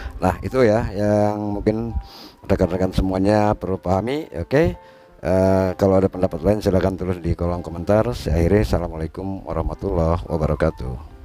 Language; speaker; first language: Indonesian; native; Indonesian